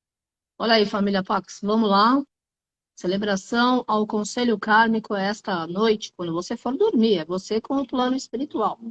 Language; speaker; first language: Portuguese; native; Portuguese